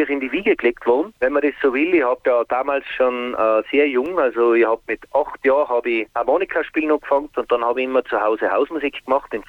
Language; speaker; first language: German; native; German